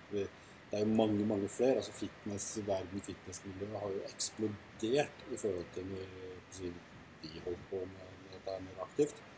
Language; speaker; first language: Norwegian; non-native, fluent; Swedish